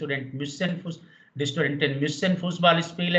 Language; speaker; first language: German; non-native, fluent; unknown